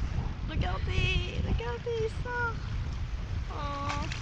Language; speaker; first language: French; native; French